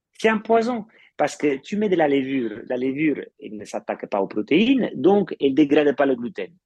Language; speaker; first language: French; non-native, fluent; Italian